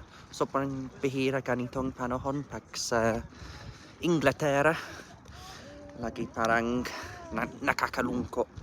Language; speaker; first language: Filipino; non-native, learner; English